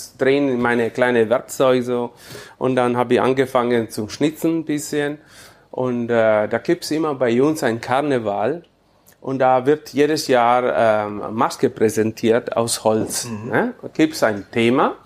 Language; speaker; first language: German; non-native, fluent; Italian